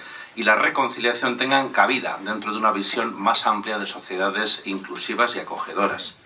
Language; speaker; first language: Spanish; native; Spanish